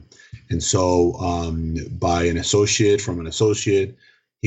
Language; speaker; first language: English; non-native, fluent; Spanish